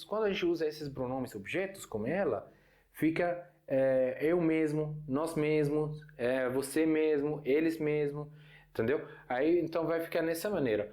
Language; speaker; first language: Portuguese; non-native, fluent; Arabic